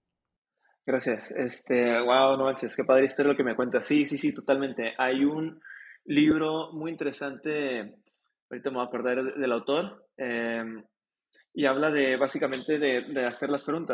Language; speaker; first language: Spanish; native; Spanish